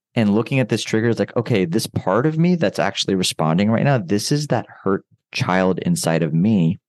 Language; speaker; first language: English; native; English